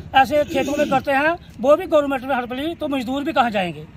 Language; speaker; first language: Hindi; native; Hindi